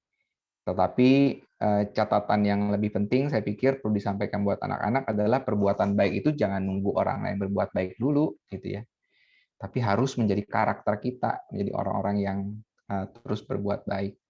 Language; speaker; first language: Indonesian; native; Indonesian